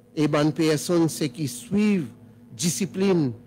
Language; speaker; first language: French; non-native, learner; Telugu